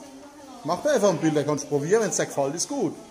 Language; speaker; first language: German; native; German